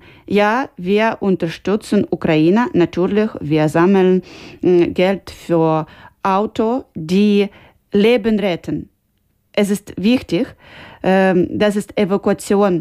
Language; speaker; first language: German; non-native, learner; Ukrainian